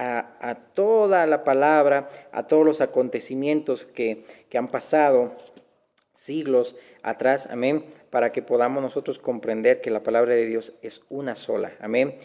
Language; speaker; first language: Spanish; native; Spanish